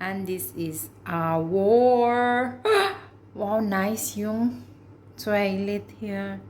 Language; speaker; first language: English; non-native, learner; Filipino